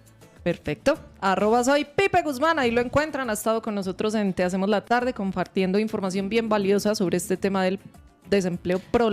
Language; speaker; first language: Spanish; native; Spanish